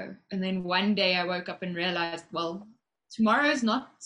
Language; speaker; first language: English; native; English